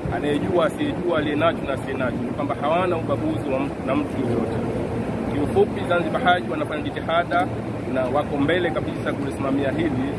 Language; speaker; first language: Swahili; native; Swahili